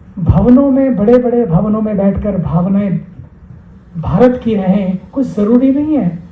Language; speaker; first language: Hindi; native; Hindi